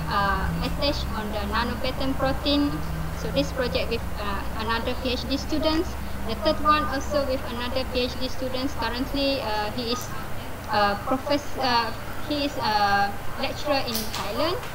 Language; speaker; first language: English; non-native, local second language; Malay